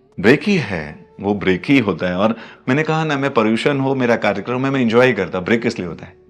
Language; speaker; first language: Hindi; native; Hindi